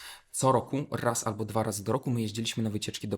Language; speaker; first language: Polish; non-native, fluent; Belarusian